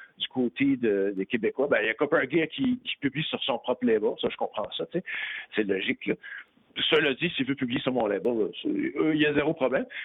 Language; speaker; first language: French; native; French